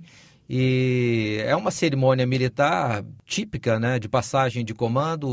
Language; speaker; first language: Portuguese; native; Portuguese